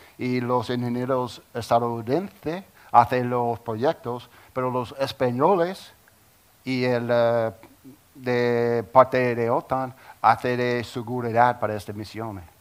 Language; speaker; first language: Spanish; non-native, learner; English